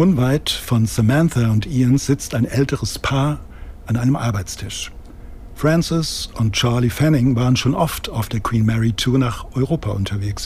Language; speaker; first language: German; native; German